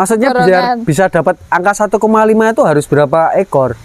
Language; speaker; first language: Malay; non-native, local second language; Javanese